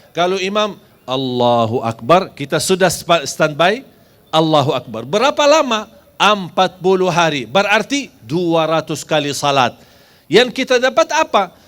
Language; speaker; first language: Malay; non-native, fluent; Arabic